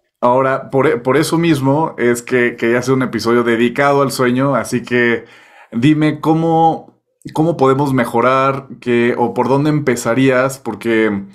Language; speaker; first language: Spanish; native; Spanish